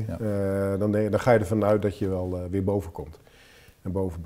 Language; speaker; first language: Dutch; native; Dutch